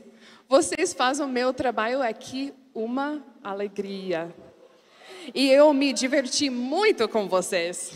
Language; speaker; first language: Portuguese; non-native, learner; English